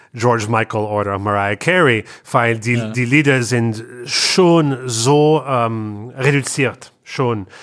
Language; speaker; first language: German; non-native, learner; English